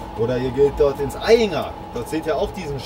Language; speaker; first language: German; native; German